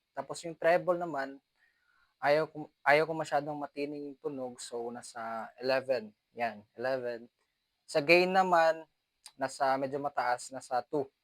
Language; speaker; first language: Filipino; non-native, local second language; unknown